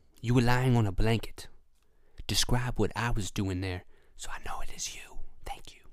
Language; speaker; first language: English; native; English